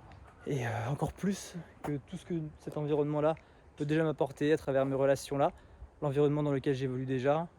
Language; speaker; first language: French; native; French